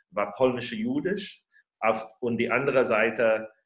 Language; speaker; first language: German; non-native, fluent; French